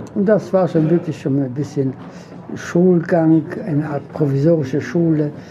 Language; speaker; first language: German; non-native, fluent; Polish